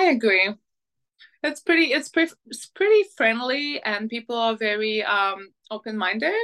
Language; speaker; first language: English; non-native, fluent; French